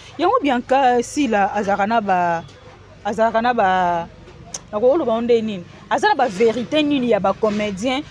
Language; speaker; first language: Lingala; native; Lingala